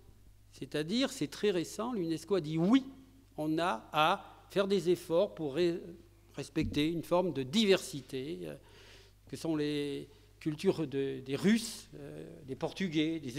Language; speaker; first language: French; native; French